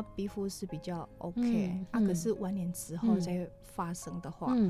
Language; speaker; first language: Chinese; non-native, fluent; Indonesian